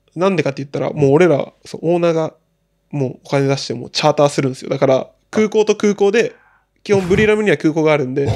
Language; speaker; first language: Japanese; native; Japanese